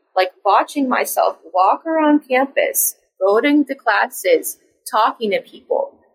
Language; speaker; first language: English; native; English